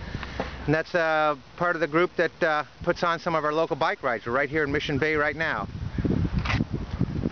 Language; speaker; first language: English; native; English